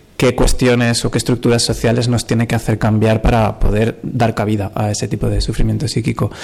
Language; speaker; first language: Spanish; native; Spanish